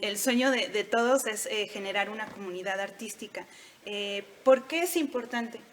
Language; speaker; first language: Spanish; native; Spanish